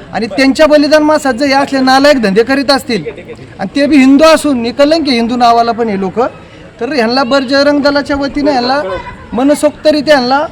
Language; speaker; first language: Marathi; native; Marathi